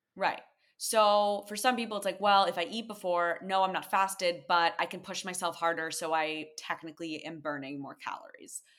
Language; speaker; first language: English; native; English